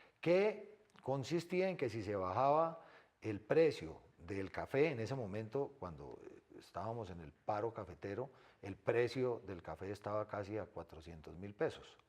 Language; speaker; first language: Spanish; native; Spanish